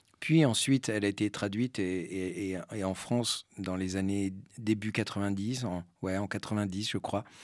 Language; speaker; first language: French; early bilingual, other home language; Spanish